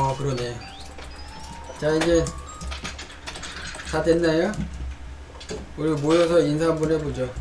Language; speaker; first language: Korean; native; Korean